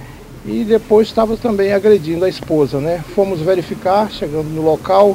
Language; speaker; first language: Portuguese; native; Portuguese